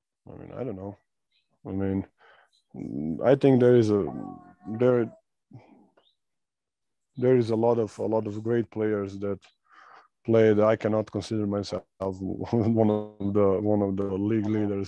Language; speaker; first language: English; non-native, fluent; Serbian